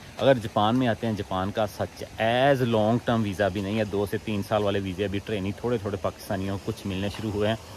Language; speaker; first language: Urdu; non-native, local second language; Punjabi